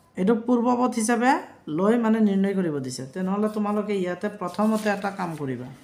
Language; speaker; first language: Assamese; non-native, local second language; Bangla